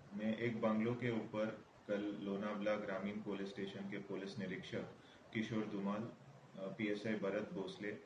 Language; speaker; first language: Hindi; non-native, local second language; Marathi